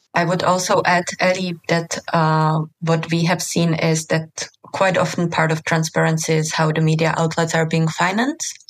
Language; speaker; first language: English; non-native, fluent; Czech